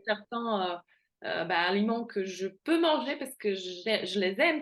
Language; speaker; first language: French; non-native, fluent; Slovak